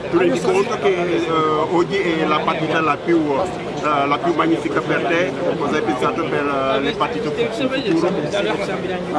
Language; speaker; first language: Italian; non-native, learner; French